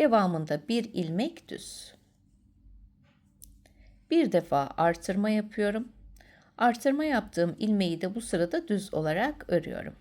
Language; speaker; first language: Turkish; native; Turkish